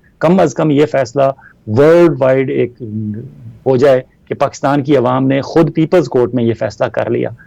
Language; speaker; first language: Urdu; non-native, local second language; Punjabi